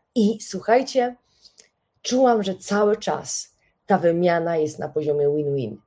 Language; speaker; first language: Polish; native; Polish